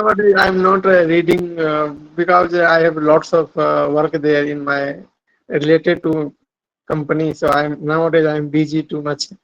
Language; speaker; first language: English; non-native, learner; Hindi